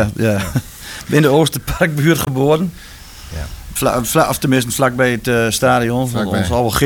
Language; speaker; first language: Dutch; native; Dutch